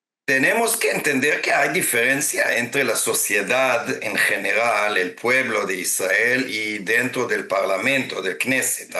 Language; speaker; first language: Spanish; non-native, fluent; Hebrew